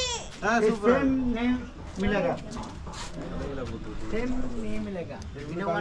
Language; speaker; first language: Hindi; non-native, learner; Bangla